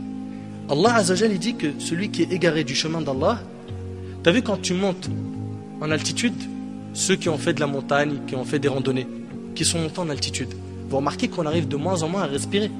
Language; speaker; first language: French; native; French